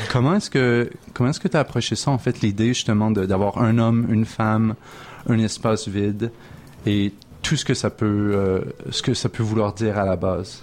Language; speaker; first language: French; non-native, fluent; English